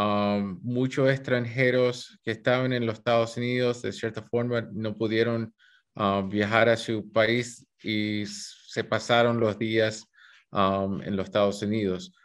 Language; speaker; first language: Spanish; early bilingual, heritage; Spanish